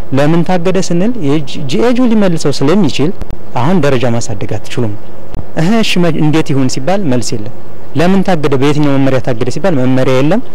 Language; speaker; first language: Amharic; native; Amharic